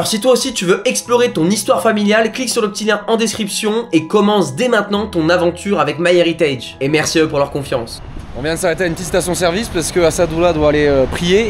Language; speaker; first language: French; native; French